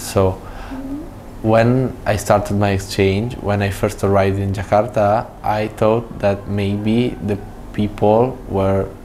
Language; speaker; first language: English; non-native, fluent; Italian